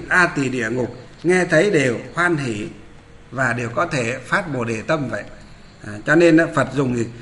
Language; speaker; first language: Vietnamese; non-native, local second language; Muong